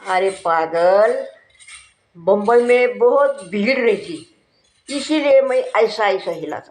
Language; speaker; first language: Hindi; non-native, local second language; Marathi